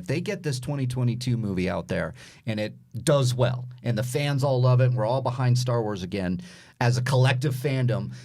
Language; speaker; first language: English; native; English